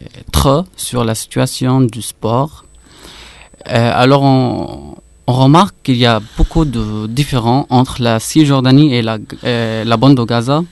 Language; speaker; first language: French; non-native, fluent; Arabic